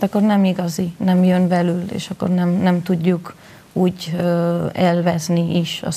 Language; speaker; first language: Hungarian; non-native, learner; Spanish